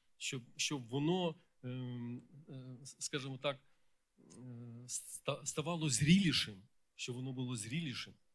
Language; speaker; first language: Ukrainian; non-native, local second language; Russian